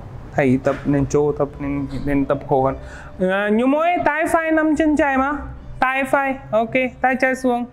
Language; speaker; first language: Vietnamese; non-native, learner; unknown